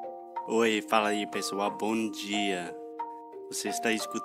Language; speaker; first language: Portuguese; non-native, fluent; English